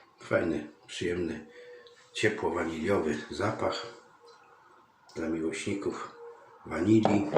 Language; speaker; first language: Polish; native; Polish